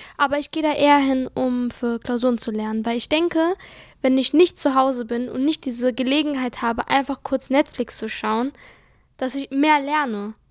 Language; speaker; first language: German; early bilingual, other home language; Arabic